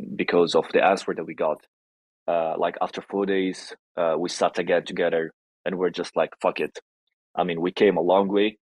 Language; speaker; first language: English; non-native, fluent; Italian